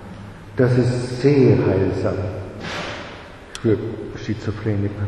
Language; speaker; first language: German; non-native, fluent; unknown